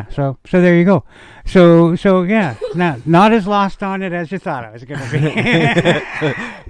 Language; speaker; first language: English; native; English